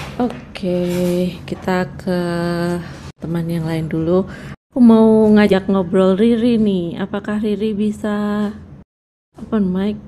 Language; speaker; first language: Indonesian; native; Indonesian